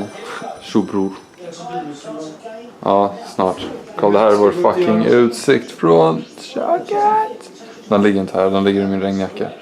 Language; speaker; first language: Swedish; native; Swedish